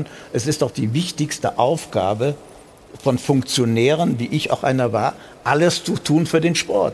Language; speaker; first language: German; native; German